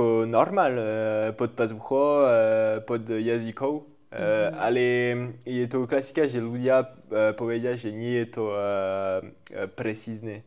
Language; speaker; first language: Slovak; non-native, fluent; French